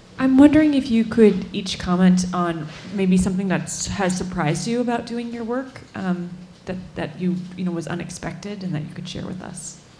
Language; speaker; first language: English; native; English